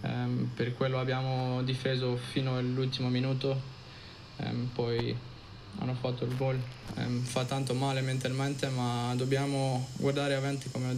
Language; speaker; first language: Italian; non-native, fluent; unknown